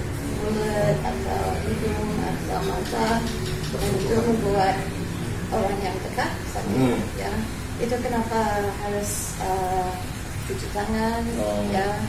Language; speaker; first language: Indonesian; non-native, fluent; English